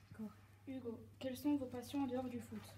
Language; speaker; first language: French; native; French